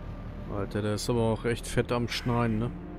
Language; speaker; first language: German; native; German